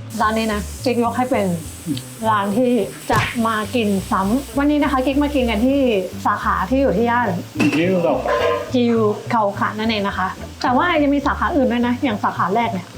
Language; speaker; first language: Thai; native; Thai